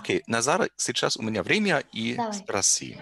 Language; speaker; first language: Russian; non-native, learner; German